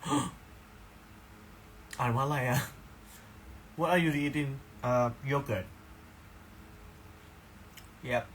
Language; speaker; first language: English; non-native, learner; Thai